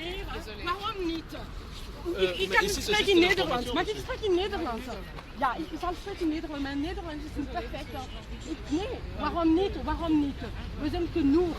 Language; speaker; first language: Dutch; non-native, learner; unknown